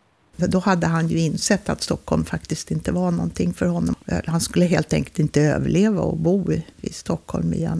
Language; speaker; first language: Swedish; native; Swedish